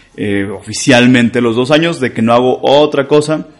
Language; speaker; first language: Spanish; native; Spanish